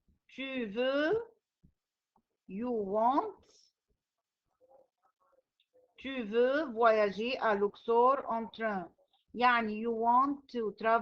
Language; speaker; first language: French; non-native, fluent; Arabic